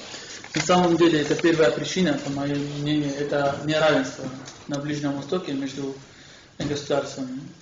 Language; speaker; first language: Russian; non-native, fluent; Kurdish